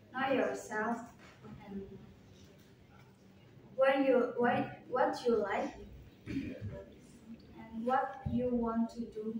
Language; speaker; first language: English; non-native, learner; Indonesian